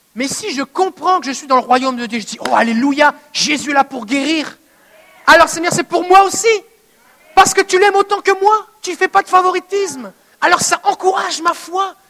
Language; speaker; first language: French; native; French